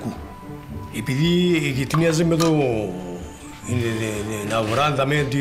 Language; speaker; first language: Greek; native; Greek